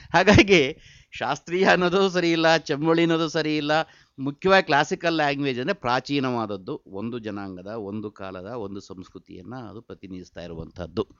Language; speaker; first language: Kannada; native; Kannada